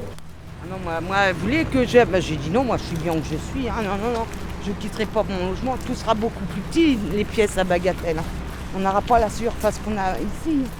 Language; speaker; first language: French; native; French